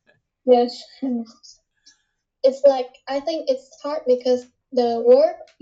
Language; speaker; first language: English; non-native, learner; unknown